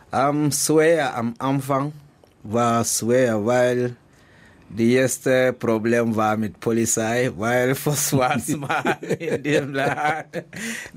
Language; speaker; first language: German; non-native, learner; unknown